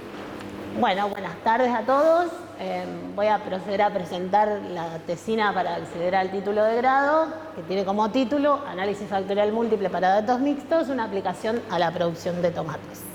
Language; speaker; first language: Spanish; native; Spanish